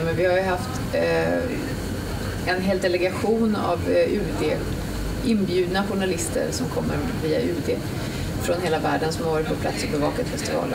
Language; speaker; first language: Swedish; native; Swedish